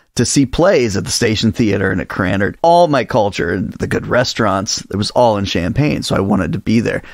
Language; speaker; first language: English; native; English